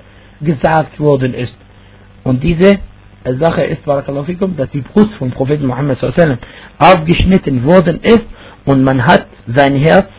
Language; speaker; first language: German; non-native, fluent; Arabic